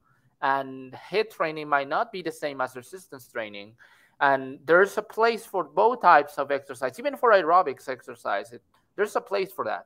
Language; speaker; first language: English; non-native, fluent; Spanish